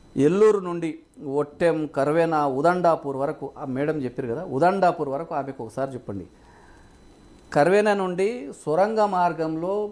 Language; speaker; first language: Telugu; non-native, local second language; Lambadi